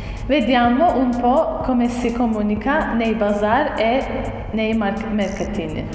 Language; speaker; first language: Italian; non-native, fluent; Turkish